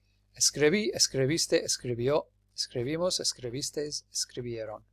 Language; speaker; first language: Spanish; non-native, fluent; English